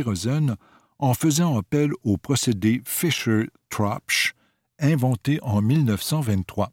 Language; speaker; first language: French; native; French